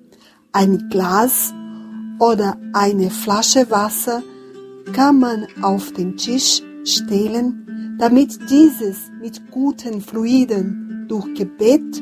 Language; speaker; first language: German; non-native, fluent; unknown